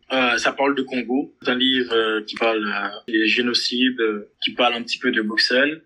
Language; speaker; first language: French; non-native, local second language; Haitian Creole